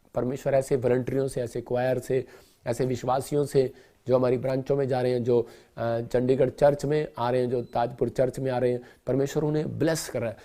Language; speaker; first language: Hindi; non-native, local second language; Punjabi